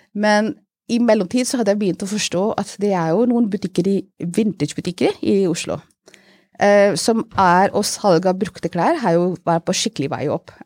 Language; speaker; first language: Norwegian; non-native, fluent; Hindi